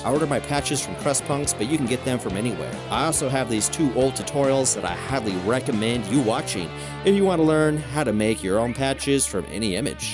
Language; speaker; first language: English; native; English